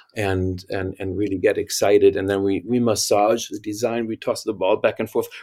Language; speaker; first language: English; non-native, fluent; German